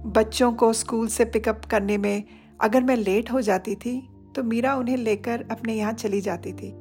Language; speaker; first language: Hindi; non-native, local second language; Odia